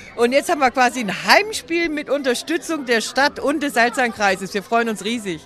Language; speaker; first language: German; native; German